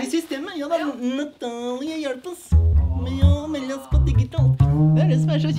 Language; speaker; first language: Norwegian; native; Norwegian